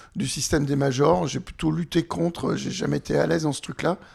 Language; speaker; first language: French; native; French